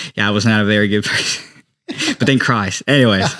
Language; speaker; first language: English; non-native, fluent; Spanish